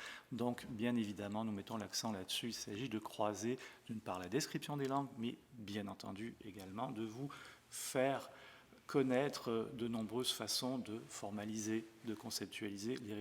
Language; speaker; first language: French; native; French